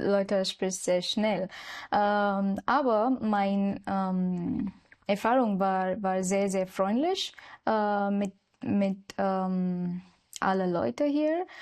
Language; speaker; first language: German; non-native, learner; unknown